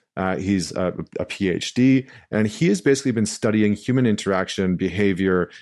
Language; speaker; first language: English; native; English